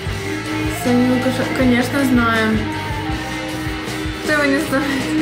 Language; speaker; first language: Russian; native; Russian